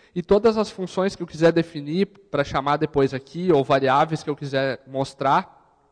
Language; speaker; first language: Portuguese; native; Portuguese